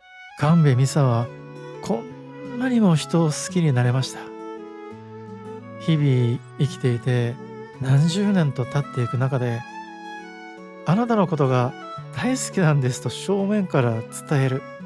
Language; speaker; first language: Japanese; native; Japanese